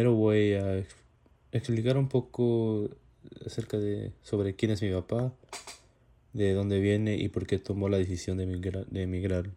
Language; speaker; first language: Spanish; early bilingual, heritage; Spanish